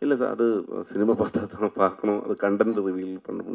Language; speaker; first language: Tamil; non-native, learner; Malayalam